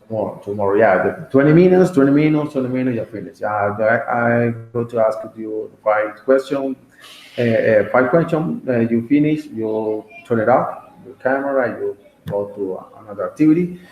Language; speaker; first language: English; non-native, learner; Spanish